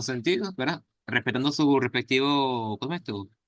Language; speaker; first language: Spanish; native; Spanish